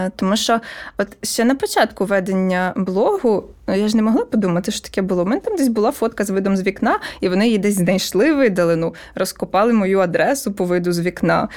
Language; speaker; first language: Ukrainian; non-native, local second language; Russian